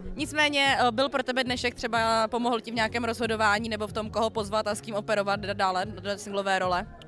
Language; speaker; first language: Czech; native; Czech